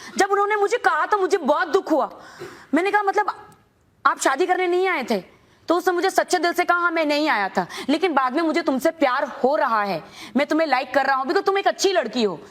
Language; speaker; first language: Hindi; native; Hindi